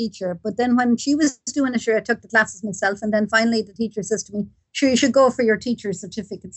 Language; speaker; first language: English; native; English